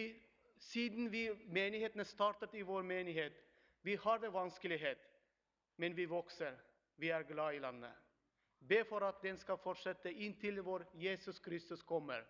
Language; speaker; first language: Swedish; non-native, learner; Turkmen